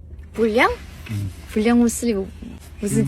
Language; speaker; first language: Korean; non-native, fluent; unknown